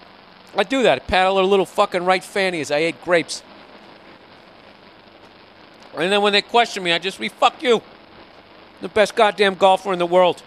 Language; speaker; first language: English; native; English